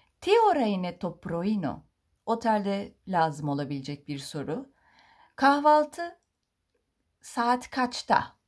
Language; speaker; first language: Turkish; native; Turkish